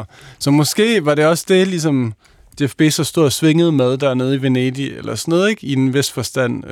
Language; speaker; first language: Danish; native; Danish